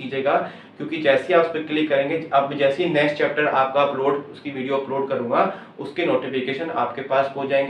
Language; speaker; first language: Hindi; native; Hindi